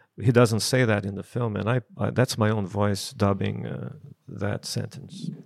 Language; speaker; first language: English; non-native, fluent; Portuguese